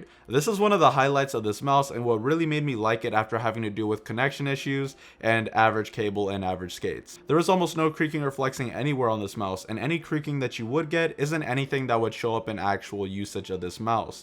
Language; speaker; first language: English; native; English